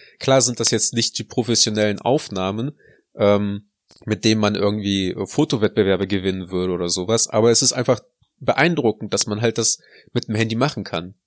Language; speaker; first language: German; early bilingual, other home language; Russian